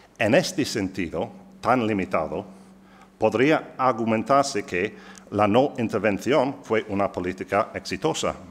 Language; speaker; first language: Spanish; non-native, fluent; English